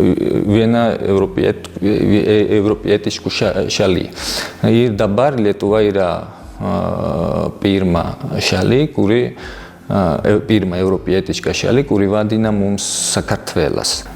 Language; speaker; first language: Lithuanian; non-native, fluent; Georgian